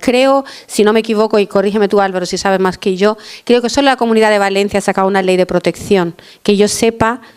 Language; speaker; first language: Spanish; non-native, fluent; Albanian